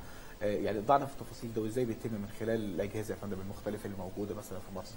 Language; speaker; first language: Arabic; native; Arabic